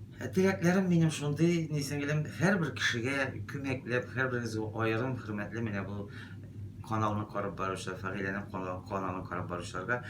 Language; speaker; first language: Tatar; native; Tatar